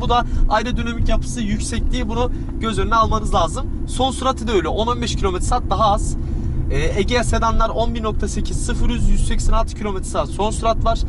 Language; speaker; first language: Turkish; native; Turkish